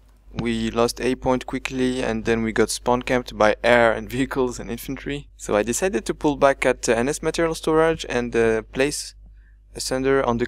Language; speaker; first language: English; non-native, fluent; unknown